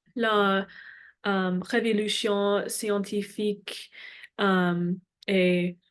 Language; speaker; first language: French; non-native, learner; English